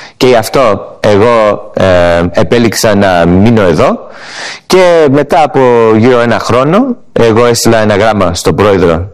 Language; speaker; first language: Greek; early bilingual, heritage; English